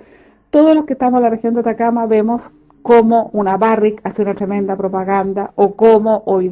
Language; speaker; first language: Spanish; native; Spanish